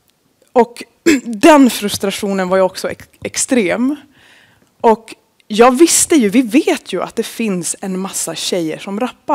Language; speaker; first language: Swedish; native; Swedish